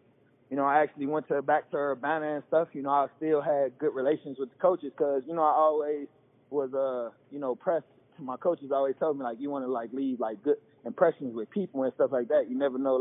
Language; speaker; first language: English; native; English